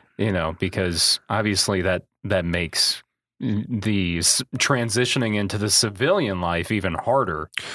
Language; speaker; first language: English; native; English